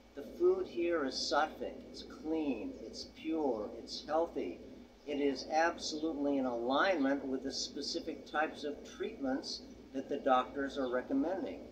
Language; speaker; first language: English; native; English